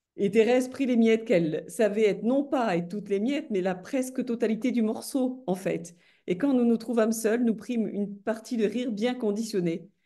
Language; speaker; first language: French; native; French